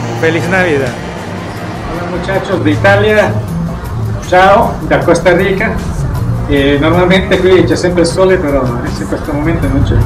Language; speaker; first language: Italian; non-native, learner; Spanish